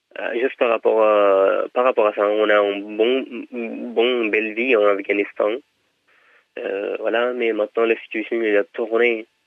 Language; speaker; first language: French; non-native, learner; Persian